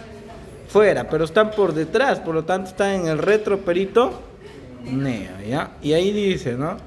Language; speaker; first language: Spanish; native; Spanish